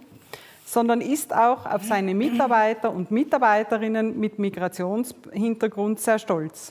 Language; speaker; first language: German; native; German